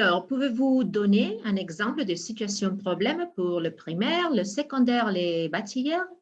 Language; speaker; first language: French; non-native, fluent; Spanish